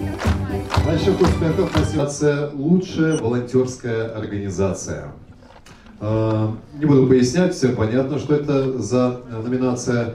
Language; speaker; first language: Russian; native; Russian